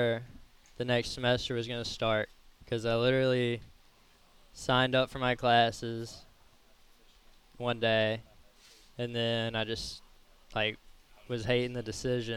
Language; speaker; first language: English; native; English